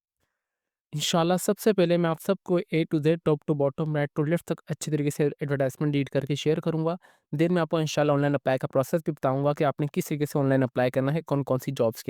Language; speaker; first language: Hindi; non-native, local second language; Punjabi